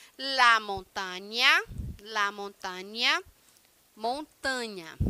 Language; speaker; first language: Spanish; non-native, fluent; Portuguese